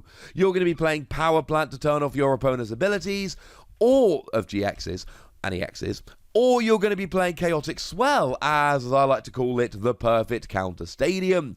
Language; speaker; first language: English; native; English